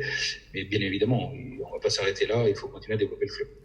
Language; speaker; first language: French; native; French